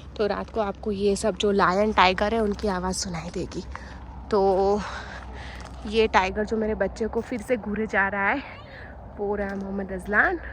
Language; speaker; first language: Hindi; native; Hindi